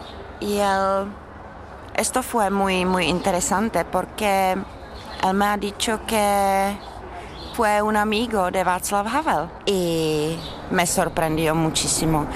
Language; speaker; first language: Spanish; non-native, learner; Czech